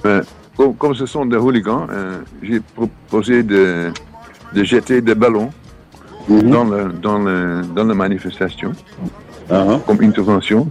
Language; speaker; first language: French; non-native, fluent; Dutch